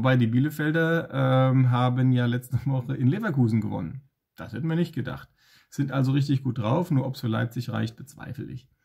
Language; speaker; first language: German; native; German